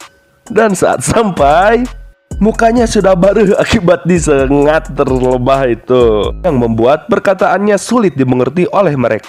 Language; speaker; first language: Indonesian; native; Indonesian